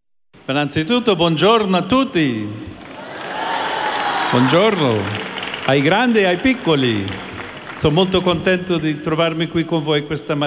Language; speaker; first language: Italian; non-native, fluent; English